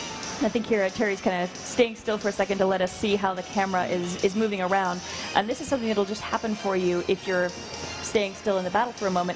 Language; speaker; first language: English; native; English